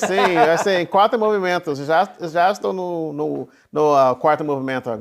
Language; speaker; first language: Portuguese; non-native, fluent; English